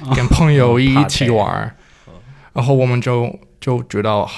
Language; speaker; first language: Chinese; non-native, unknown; Danish